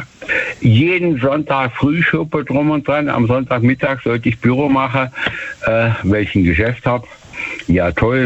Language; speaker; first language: German; native; German